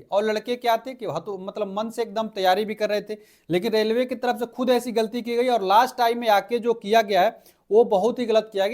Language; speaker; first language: Hindi; native; Hindi